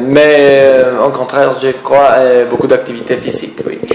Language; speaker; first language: French; non-native, learner; Spanish